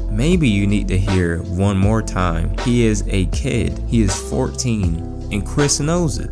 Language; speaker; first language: English; native; English